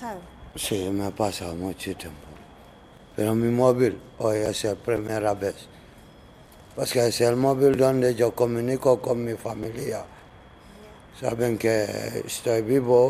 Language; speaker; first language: Spanish; non-native, learner; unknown